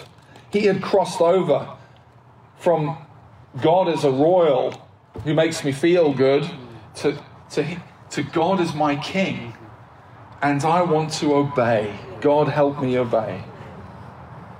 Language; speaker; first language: English; native; English